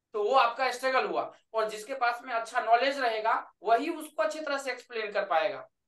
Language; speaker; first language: Hindi; native; Hindi